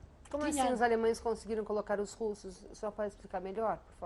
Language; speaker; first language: Portuguese; native; Portuguese